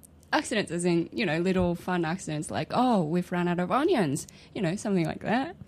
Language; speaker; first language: English; non-native, fluent; Japanese